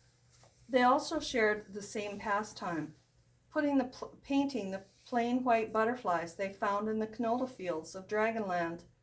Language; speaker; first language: English; native; English